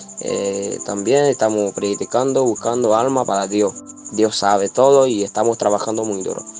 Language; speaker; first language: Spanish; non-native, learner; Haitian Creole